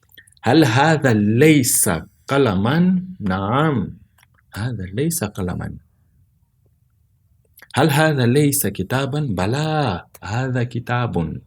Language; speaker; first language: Arabic; non-native, fluent; Portuguese